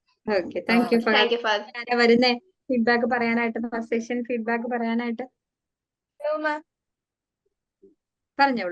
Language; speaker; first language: Malayalam; native; Malayalam